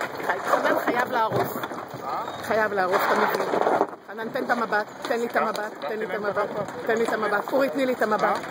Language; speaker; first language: Hebrew; native; Hebrew